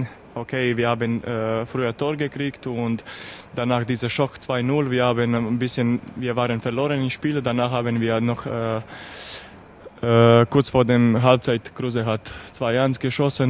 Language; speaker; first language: German; non-native, learner; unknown